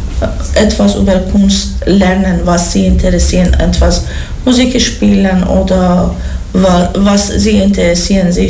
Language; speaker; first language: German; non-native, learner; Persian